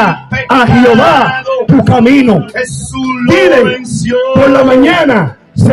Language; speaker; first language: Spanish; native; Spanish